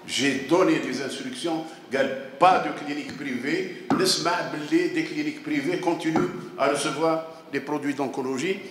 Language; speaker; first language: French; non-native, local second language; Arabic